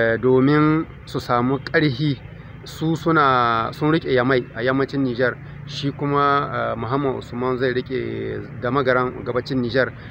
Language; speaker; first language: Hausa; native; Hausa